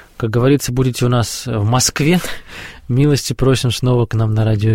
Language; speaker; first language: Russian; native; Russian